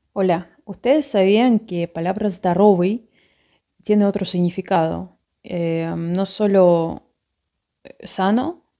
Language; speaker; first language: Spanish; non-native, fluent; Russian